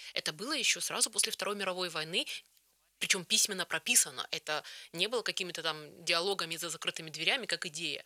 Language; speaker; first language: Russian; early bilingual, heritage; Russian